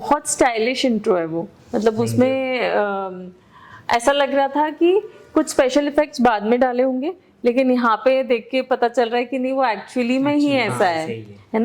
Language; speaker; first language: Hindi; native; Hindi